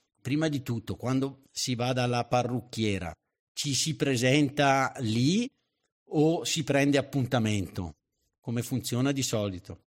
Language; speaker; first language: Italian; native; Italian